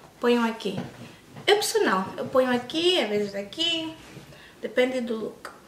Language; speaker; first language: Portuguese; early bilingual, heritage; English